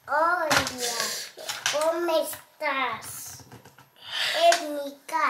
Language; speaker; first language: Spanish; non-native, learner; Haitian Creole